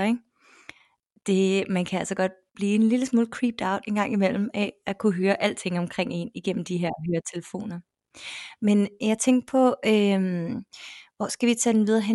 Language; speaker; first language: Danish; native; Danish